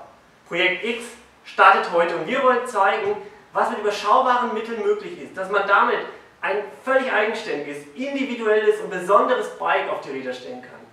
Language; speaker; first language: German; native; German